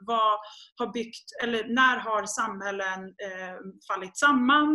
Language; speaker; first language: Swedish; native; Swedish